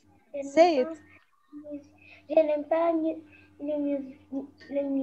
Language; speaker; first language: French; non-native, learner; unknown